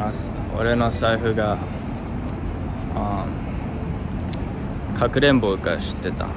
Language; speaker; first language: Japanese; non-native, learner; English